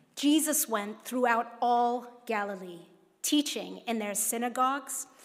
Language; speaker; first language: English; non-native, local second language; Cantonese